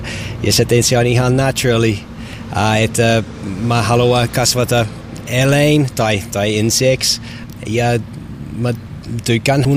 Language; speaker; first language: Finnish; non-native, learner; English